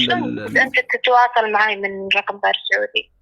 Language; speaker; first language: Arabic; native; Arabic